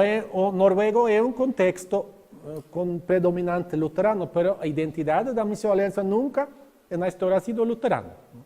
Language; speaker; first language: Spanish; non-native, learner; Norwegian